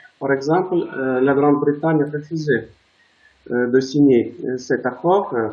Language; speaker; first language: French; non-native, fluent; Russian